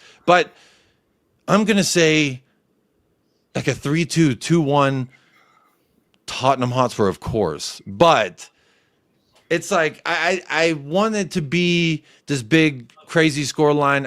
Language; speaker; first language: English; native; English